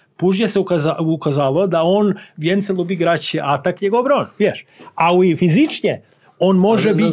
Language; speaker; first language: Polish; non-native, learner; Serbian